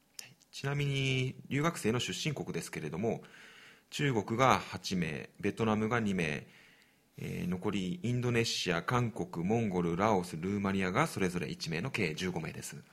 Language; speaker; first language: Japanese; native; Japanese